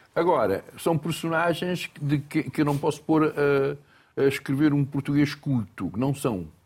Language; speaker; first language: Portuguese; non-native, local second language; Kabuverdianu